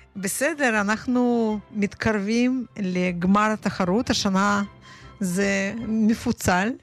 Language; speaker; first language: Hebrew; non-native, fluent; Russian